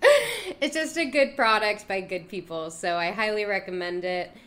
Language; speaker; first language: English; native; English